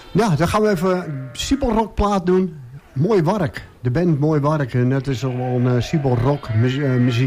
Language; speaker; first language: Dutch; native; Dutch